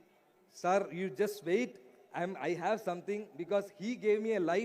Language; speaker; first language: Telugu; non-native, learner; Malayalam